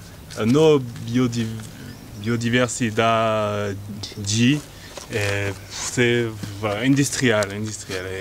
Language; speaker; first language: Portuguese; non-native, learner; French